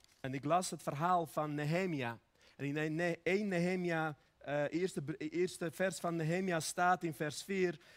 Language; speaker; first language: Dutch; early bilingual, other home language; Armenian